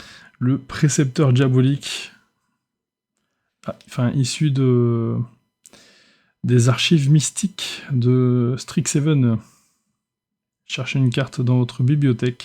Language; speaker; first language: French; native; French